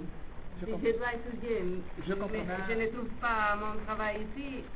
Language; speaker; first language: French; non-native, fluent; Italian